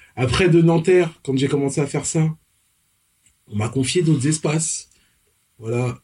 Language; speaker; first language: French; early bilingual, other home language; Fon